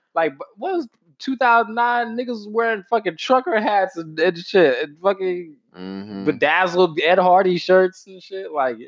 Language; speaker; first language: English; native; English